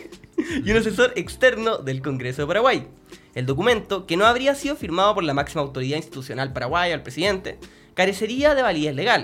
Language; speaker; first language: Spanish; native; Spanish